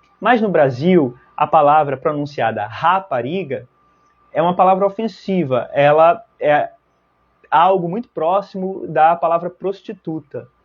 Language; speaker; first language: Portuguese; native; Portuguese